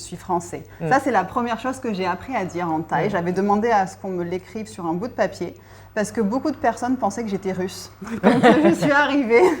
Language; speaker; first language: French; native; French